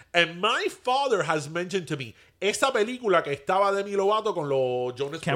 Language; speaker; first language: Spanish; early bilingual, heritage; Spanish